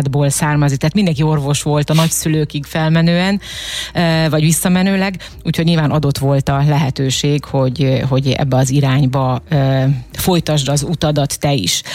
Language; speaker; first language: Hungarian; native; Hungarian